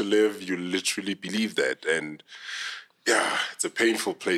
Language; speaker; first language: English; non-native, local second language; Southern Sotho